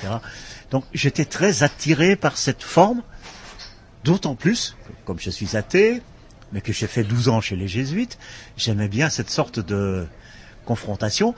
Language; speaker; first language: French; non-native, local second language; Dutch